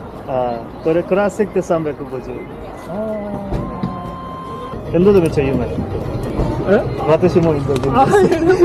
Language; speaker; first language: Japanese; non-native, learner; Hindi